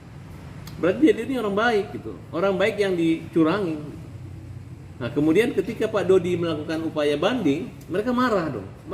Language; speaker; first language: Indonesian; native; Indonesian